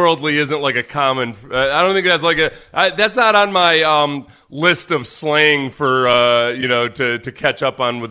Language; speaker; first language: English; native; English